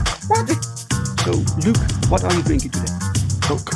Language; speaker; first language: English; non-native, fluent; Dutch